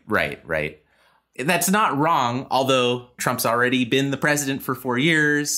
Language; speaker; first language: English; native; English